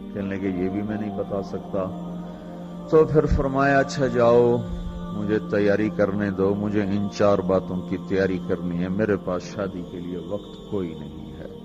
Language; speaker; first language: Urdu; non-native, local second language; Punjabi